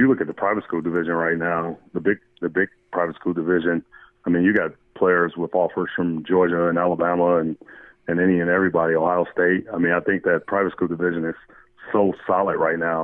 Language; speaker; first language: English; native; English